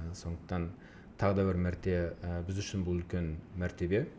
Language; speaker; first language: Kazakh; native; Kazakh